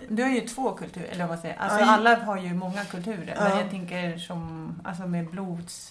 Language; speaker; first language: Swedish; native; Swedish